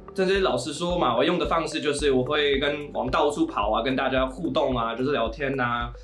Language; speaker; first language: Chinese; non-native, fluent; English